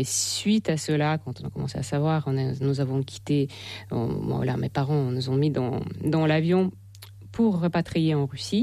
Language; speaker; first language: French; non-native, fluent; Russian